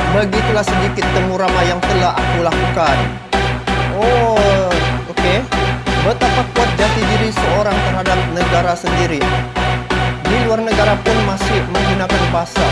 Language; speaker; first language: Malay; native; Malay